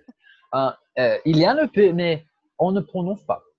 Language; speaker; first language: French; non-native, fluent; Portuguese